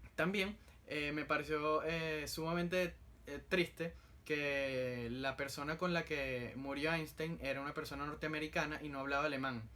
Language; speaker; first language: Spanish; native; Spanish